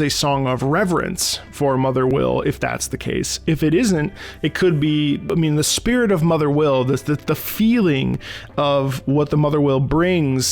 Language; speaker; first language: English; native; English